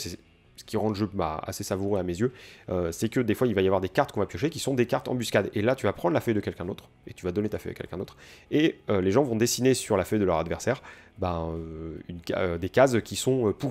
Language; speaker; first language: French; native; French